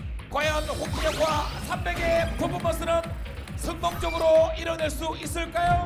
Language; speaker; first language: Korean; native; Korean